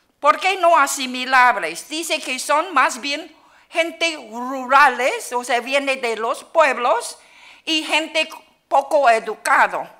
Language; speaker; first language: Spanish; non-native, fluent; Chinese